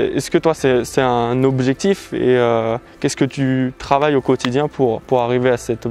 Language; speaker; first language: French; native; French